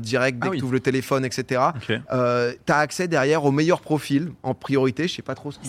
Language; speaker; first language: French; native; French